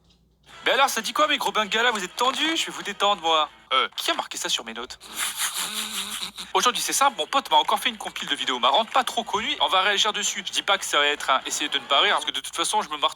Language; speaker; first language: French; native; French